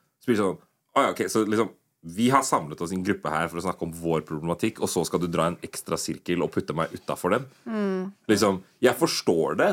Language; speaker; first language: Norwegian; early bilingual, other home language; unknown